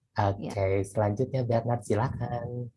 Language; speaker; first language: Indonesian; native; Indonesian